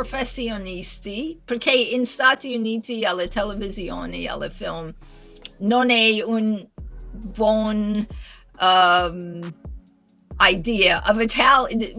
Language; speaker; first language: Italian; non-native, learner; English